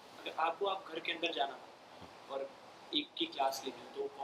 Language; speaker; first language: Hindi; native; Hindi